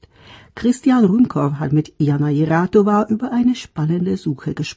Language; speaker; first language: German; native; German